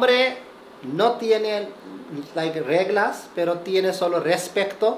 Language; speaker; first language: Spanish; non-native, learner; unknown